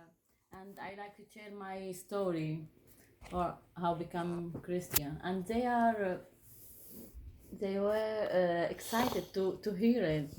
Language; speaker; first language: English; non-native, learner; Arabic